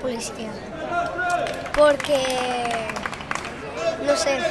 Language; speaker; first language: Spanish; non-native, local second language; Catalan